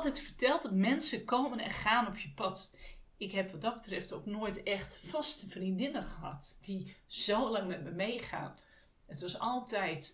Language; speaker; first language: Dutch; native; Dutch